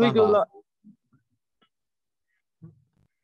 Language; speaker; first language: Chinese; non-native, learner; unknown